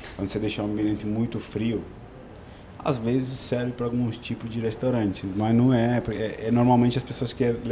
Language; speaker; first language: Portuguese; non-native, fluent; Italian